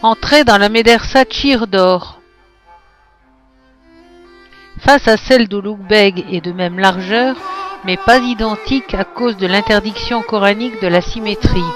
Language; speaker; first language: French; native; French